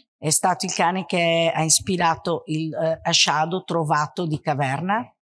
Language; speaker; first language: Italian; non-native, fluent; Portuguese